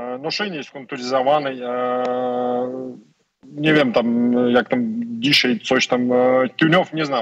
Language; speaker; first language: Polish; non-native, learner; Russian